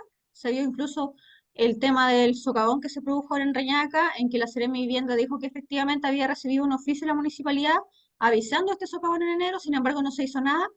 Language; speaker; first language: Spanish; native; Spanish